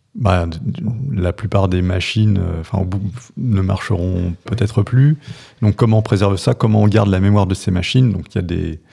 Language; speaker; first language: French; native; French